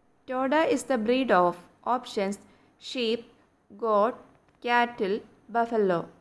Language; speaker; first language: English; non-native, local second language; Malayalam